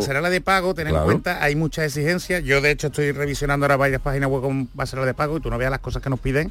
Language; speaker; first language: Spanish; native; Spanish